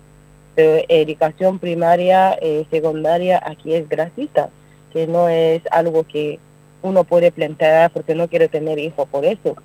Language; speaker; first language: Spanish; non-native, learner; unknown